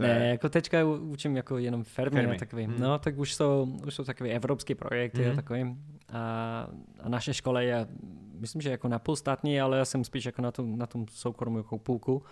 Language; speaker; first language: Czech; non-native, learner; English